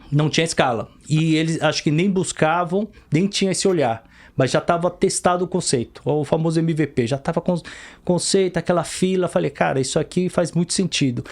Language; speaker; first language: Portuguese; early bilingual, other home language; Korean